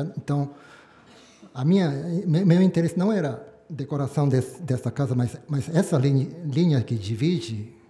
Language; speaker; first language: Portuguese; non-native, fluent; Japanese